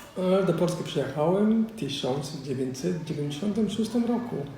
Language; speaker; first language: Polish; non-native, fluent; Somali